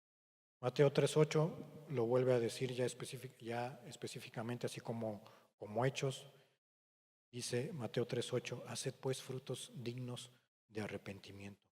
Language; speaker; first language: Spanish; native; Spanish